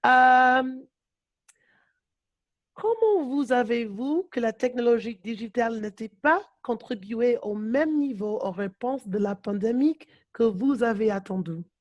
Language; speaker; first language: French; non-native, learner; English